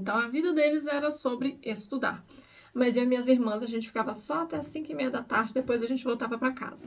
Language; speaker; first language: Portuguese; early bilingual, heritage; Portuguese